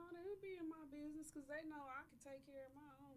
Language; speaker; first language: English; native; English